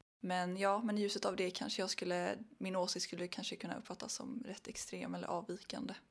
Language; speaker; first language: Swedish; early bilingual, other home language; Arabic